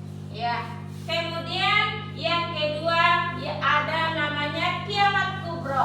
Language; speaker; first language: Indonesian; native; Indonesian